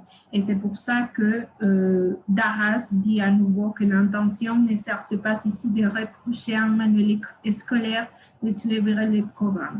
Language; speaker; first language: French; non-native, fluent; Spanish